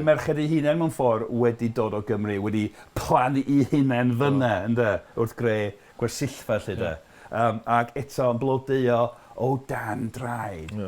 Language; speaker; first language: Welsh; non-native, fluent; English